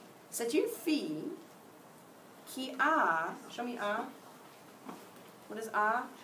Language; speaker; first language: French; non-native, fluent; English